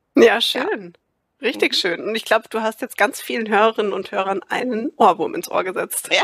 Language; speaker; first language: German; native; German